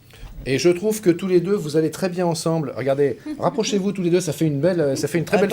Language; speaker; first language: French; native; French